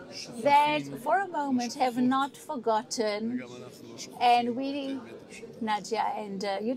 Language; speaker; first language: English; non-native, fluent; Hebrew